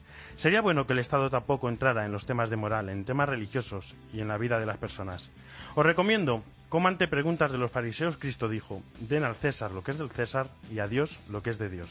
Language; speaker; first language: Spanish; native; Spanish